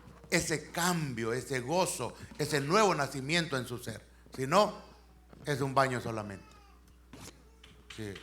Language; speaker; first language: Spanish; native; Spanish